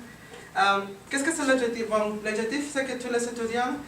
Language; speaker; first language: French; non-native, learner; Spanish